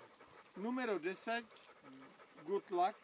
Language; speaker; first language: Russian; non-native, learner; Czech